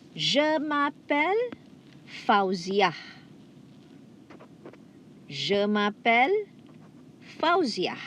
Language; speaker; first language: French; non-native, fluent; Malay